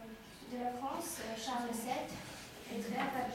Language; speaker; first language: French; non-native, learner; Russian